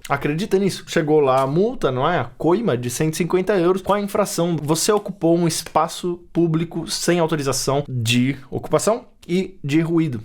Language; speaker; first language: Portuguese; native; Portuguese